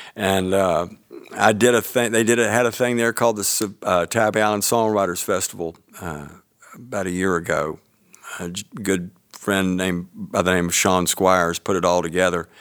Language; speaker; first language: English; native; English